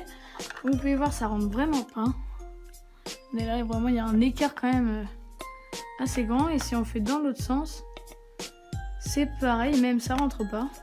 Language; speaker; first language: French; native; French